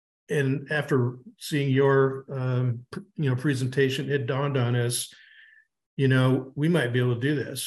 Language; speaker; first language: English; native; English